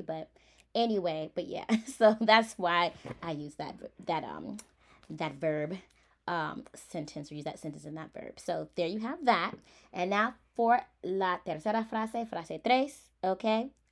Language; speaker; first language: English; native; English